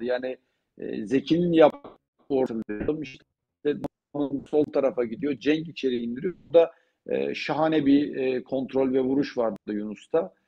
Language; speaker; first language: Turkish; native; Turkish